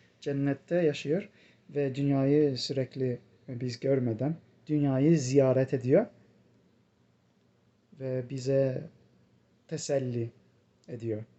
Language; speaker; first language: Turkish; non-native, fluent; English